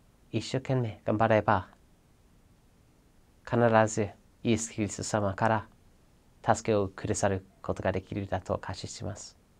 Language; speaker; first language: Japanese; non-native, fluent; English